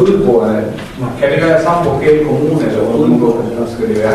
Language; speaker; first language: Danish; non-native, learner; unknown